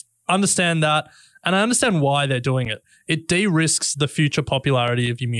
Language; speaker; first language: English; native; English